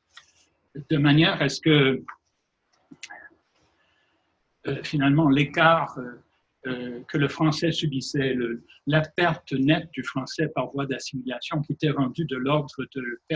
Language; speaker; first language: French; native; French